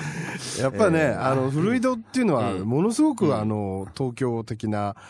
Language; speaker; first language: Japanese; native; Japanese